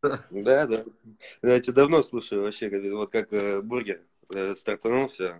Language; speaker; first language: Russian; native; Russian